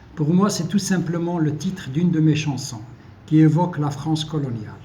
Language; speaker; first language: French; non-native, local second language; Arabic